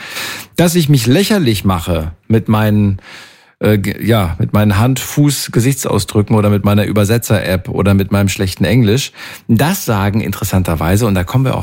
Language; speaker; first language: German; native; German